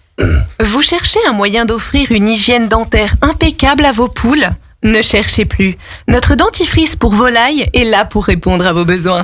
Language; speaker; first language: French; native; French